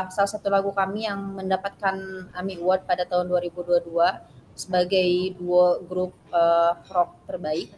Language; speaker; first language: Indonesian; native; Indonesian